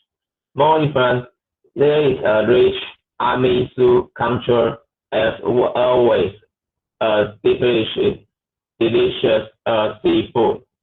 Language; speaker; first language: English; non-native, learner; Chinese